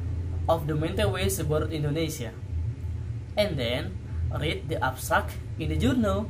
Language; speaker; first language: English; non-native, learner; Indonesian